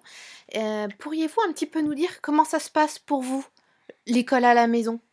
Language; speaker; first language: French; native; French